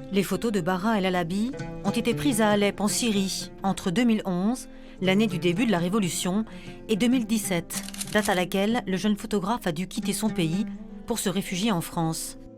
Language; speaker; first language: French; native; French